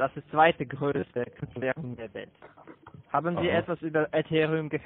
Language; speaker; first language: German; non-native, learner; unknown